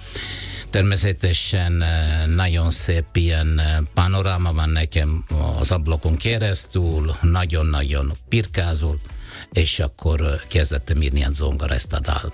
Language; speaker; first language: Hungarian; non-native, fluent; Italian